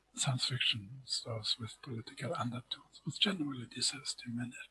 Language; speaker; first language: English; non-native, fluent; German